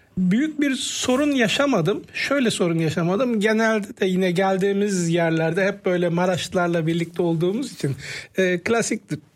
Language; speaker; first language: Turkish; native; Turkish